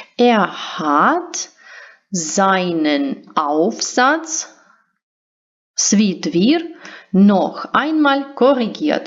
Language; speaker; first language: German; non-native, fluent; Ukrainian